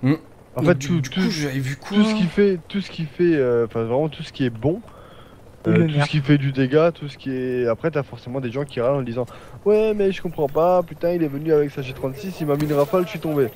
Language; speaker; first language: French; native; French